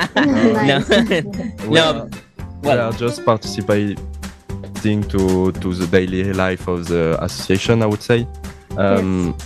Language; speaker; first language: English; non-native, fluent; French